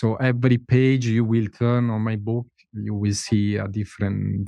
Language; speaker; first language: English; non-native, fluent; Italian